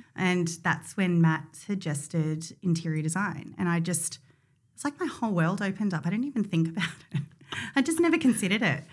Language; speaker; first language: English; native; English